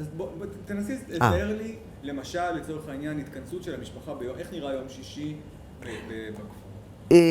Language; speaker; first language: Hebrew; native; Hebrew